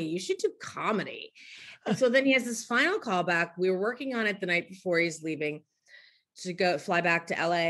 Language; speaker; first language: English; native; English